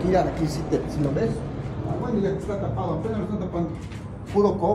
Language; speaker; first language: Spanish; native; Spanish